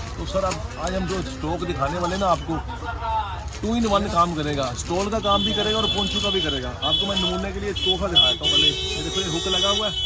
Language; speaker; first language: Hindi; non-native, local second language; Punjabi